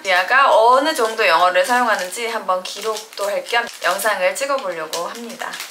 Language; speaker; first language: Korean; native; Korean